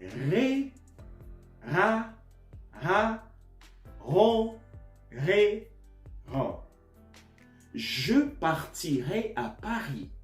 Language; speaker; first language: French; non-native, fluent; Portuguese